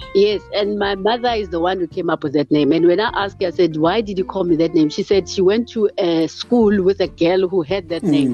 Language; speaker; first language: English; non-native, local second language; Xhosa